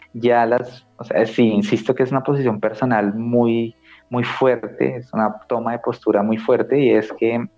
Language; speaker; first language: Spanish; native; Spanish